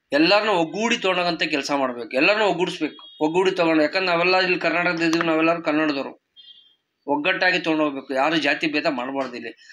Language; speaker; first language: Kannada; non-native, local second language; Marathi